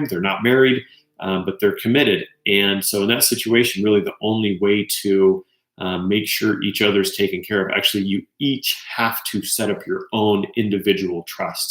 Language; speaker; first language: English; native; English